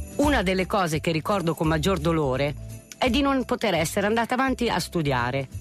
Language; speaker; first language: Italian; native; Italian